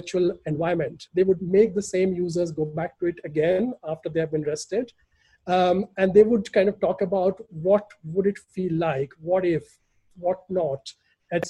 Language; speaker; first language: English; non-native, local second language; Gujarati